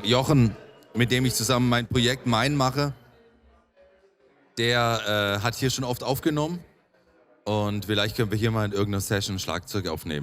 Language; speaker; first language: German; native; German